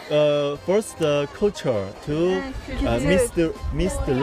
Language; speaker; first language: English; non-native, learner; Chinese